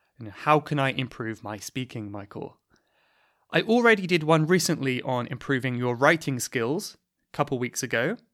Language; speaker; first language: English; native; English